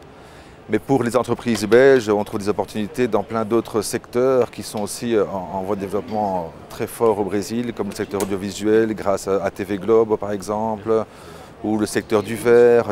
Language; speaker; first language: French; native; French